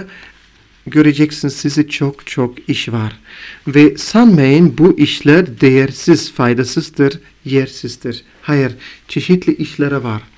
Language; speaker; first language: Turkish; non-native, fluent; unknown